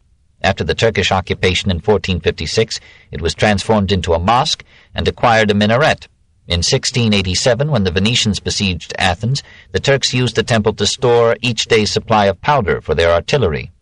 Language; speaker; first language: English; native; English